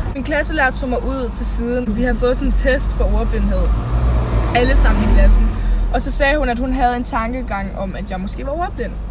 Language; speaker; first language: Danish; native; Danish